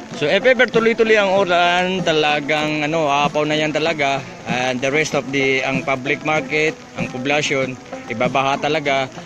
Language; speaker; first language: Filipino; non-native, local second language; Maranao